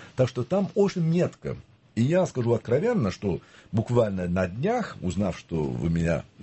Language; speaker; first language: Russian; non-native, fluent; French